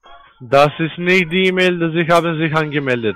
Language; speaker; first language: German; non-native, learner; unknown